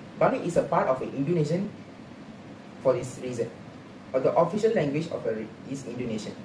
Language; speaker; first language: English; non-native, local second language; Tamil